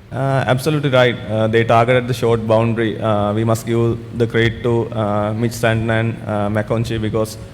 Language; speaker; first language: English; non-native, local second language; Sinhala